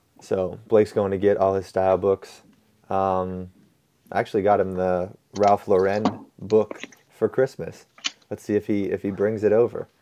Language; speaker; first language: English; native; English